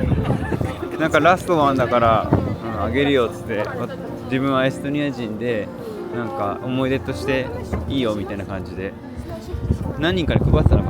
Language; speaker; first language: Japanese; native; Japanese